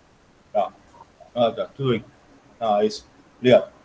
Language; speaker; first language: Portuguese; non-native, fluent; Spanish